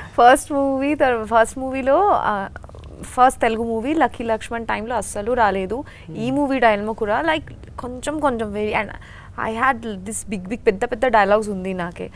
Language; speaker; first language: Telugu; non-native, learner; Bangla